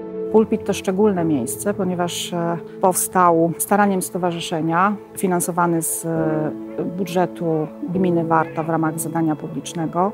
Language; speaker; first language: Polish; native; Polish